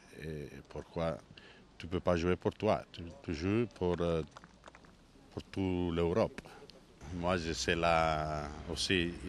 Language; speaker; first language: French; non-native, learner; Italian